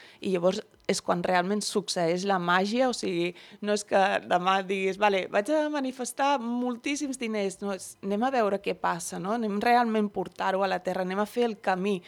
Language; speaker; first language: Catalan; early bilingual, other home language; Dutch